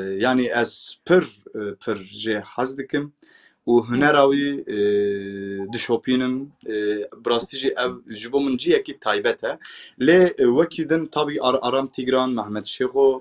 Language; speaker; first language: Kurdish; non-native, local second language; Turkish